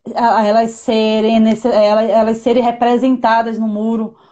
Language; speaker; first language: Portuguese; native; Portuguese